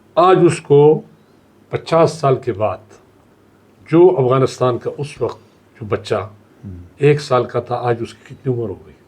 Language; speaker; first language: Urdu; non-native, local second language; Pashto